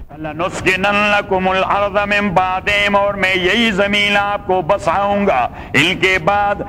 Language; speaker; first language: Urdu; non-native, local second language; Pashto